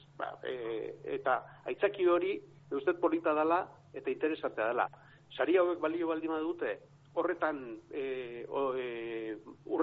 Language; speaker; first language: Basque; native; Basque